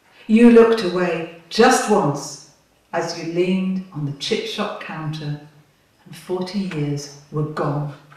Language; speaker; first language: English; native; English